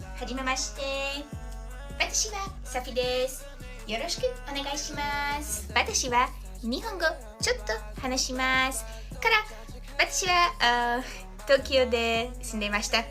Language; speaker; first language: Japanese; non-native, learner; Hungarian